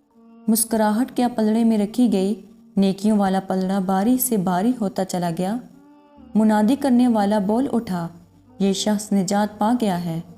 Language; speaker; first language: Urdu; native; Urdu